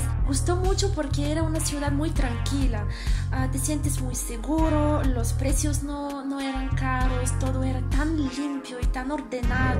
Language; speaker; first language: Spanish; non-native, fluent; Bulgarian